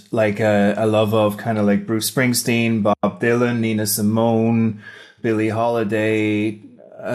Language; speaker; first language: English; native; English